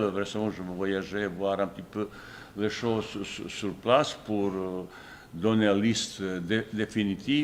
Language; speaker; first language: French; non-native, fluent; Bosnian